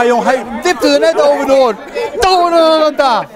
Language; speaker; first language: Dutch; non-native, local second language; Western Frisian